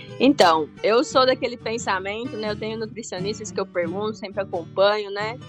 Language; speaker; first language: Portuguese; native; Portuguese